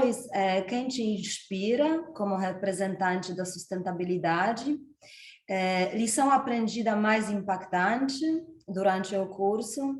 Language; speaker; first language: Portuguese; non-native, fluent; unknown